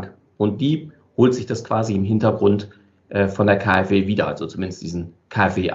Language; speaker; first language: German; native; German